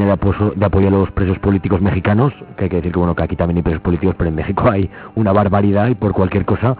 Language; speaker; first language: Spanish; native; Spanish